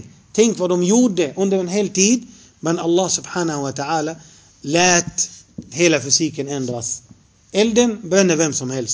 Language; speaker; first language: Swedish; non-native, fluent; Arabic